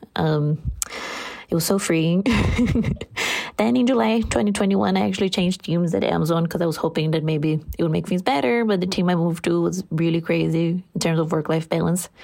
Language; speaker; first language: English; non-native, fluent; Portuguese